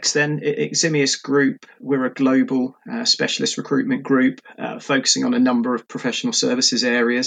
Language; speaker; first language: English; native; English